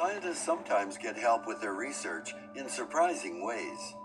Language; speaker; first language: English; native; English